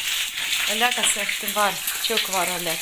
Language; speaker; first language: Turkish; non-native, learner; Russian